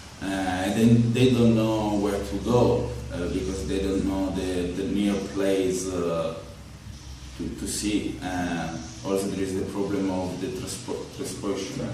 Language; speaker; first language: English; non-native, learner; Italian